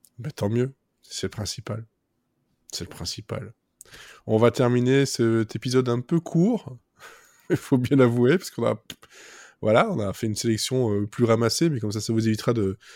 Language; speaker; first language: French; native; French